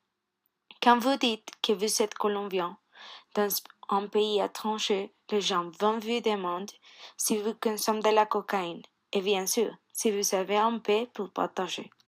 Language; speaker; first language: French; non-native, learner; Spanish